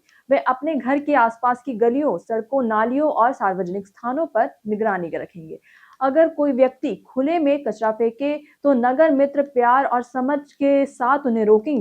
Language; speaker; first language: Hindi; native; Hindi